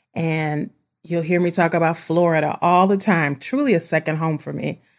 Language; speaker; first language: English; native; English